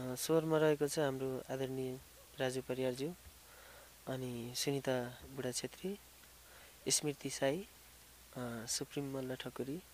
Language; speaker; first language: Nepali; native; Nepali